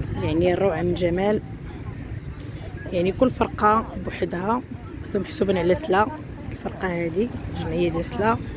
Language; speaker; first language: Arabic; native; Arabic